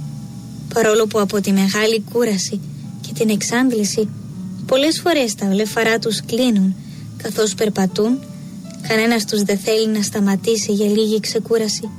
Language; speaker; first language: Greek; native; Greek